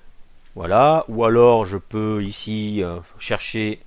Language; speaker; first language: French; native; French